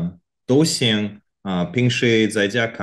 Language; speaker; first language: Chinese; non-native, learner; Korean